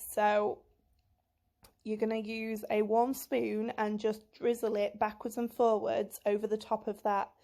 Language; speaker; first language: English; native; English